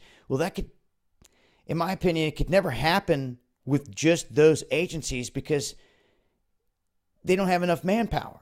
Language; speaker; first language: English; native; English